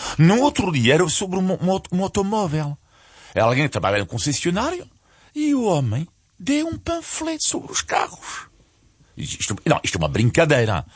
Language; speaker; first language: Portuguese; non-native, fluent; French